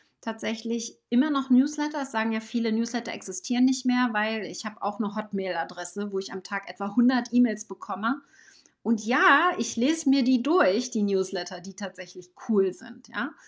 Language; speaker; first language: German; native; German